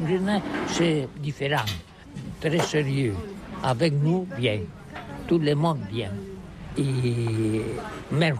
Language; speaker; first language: French; non-native, learner; Catalan